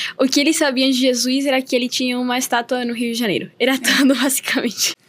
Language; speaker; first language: Portuguese; non-native, fluent; Spanish